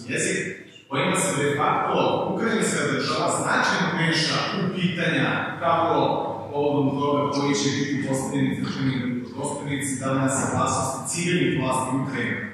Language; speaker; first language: Serbian; native; Serbian